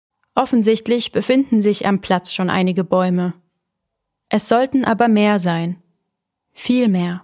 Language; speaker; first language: German; native; German